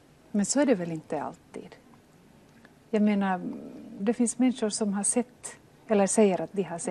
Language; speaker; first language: Swedish; native; Swedish